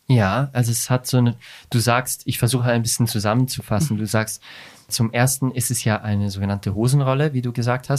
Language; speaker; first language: German; native; German